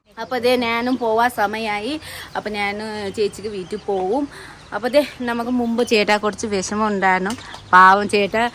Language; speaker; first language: Malayalam; non-native, learner; Nepali